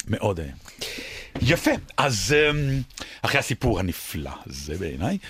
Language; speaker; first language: Hebrew; native; Hebrew